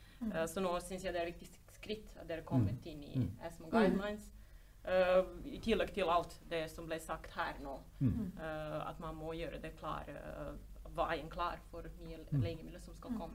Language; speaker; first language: Norwegian; non-native, fluent; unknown